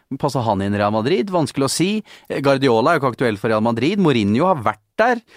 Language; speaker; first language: Norwegian; native; Norwegian